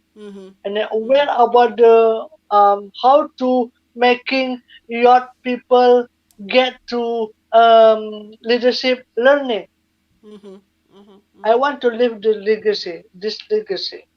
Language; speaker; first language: English; non-native, learner; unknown